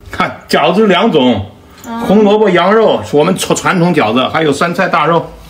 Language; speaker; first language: Chinese; native; Chinese